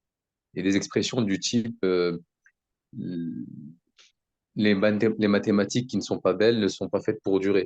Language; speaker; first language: French; native; French